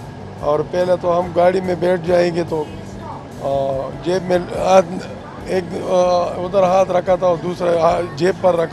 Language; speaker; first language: Hindi; non-native, local second language; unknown